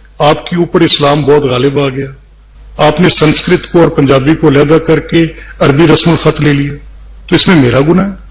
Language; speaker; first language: Urdu; non-native, local second language; Punjabi